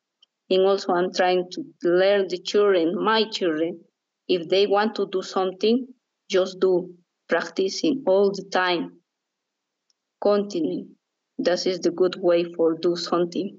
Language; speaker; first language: English; non-native, learner; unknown